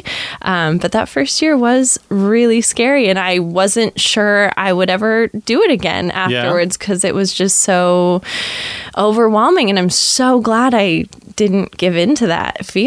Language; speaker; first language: English; native; English